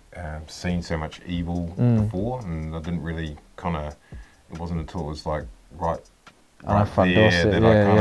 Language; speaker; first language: English; native; English